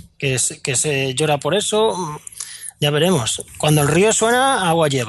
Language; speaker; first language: Spanish; native; Spanish